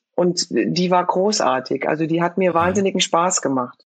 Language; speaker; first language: German; native; German